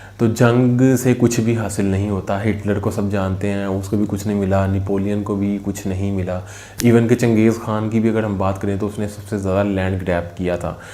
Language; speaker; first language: Urdu; native; Urdu